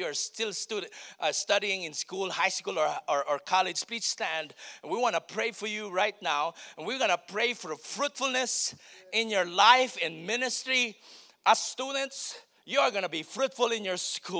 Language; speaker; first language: English; non-native, local second language; Filipino